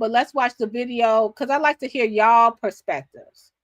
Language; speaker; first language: English; native; English